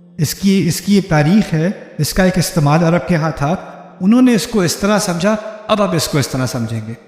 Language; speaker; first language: Urdu; early bilingual, heritage; Urdu